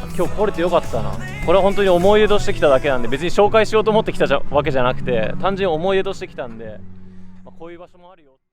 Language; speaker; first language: Japanese; native; Japanese